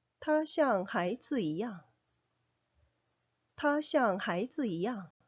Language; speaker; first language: Chinese; non-native, fluent; Korean